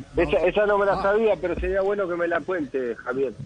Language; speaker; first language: Spanish; native; Spanish